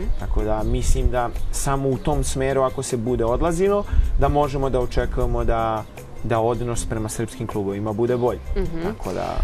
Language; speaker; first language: Serbian; native; Serbian